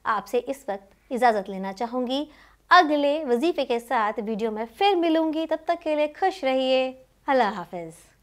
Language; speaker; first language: Hindi; native; Hindi